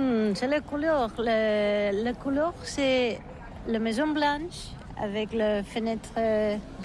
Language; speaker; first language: French; non-native, learner; Catalan